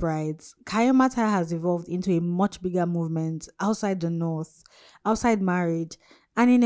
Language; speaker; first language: English; non-native, local second language; Hausa